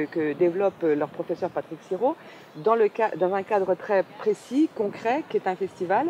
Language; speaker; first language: French; native; French